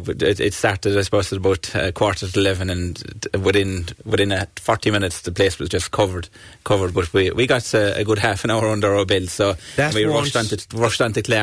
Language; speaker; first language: English; native; English